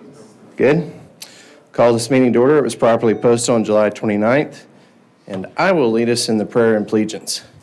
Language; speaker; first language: English; native; English